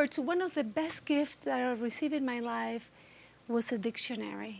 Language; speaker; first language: English; non-native, fluent; Spanish